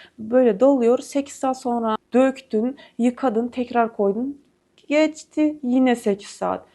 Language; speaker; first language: Turkish; non-native, fluent; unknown